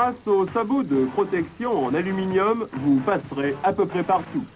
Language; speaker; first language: French; native; French